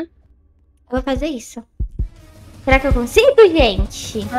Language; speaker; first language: Portuguese; native; Portuguese